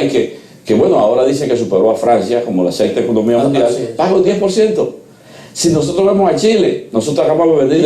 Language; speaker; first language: Spanish; native; Spanish